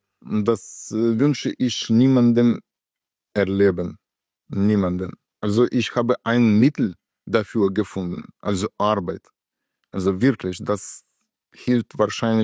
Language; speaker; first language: German; non-native, learner; Russian